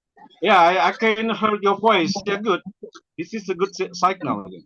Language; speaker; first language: English; non-native, learner; Indonesian